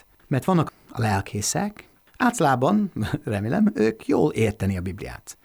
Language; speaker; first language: Hungarian; non-native, fluent; English